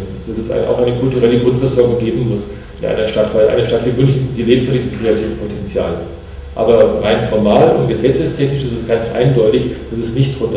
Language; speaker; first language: German; native; German